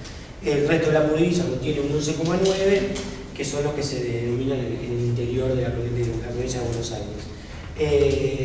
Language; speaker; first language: Spanish; native; Spanish